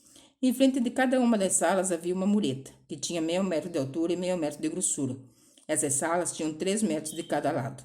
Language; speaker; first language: Portuguese; native; Portuguese